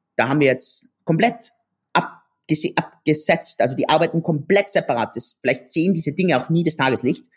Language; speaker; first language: German; native; German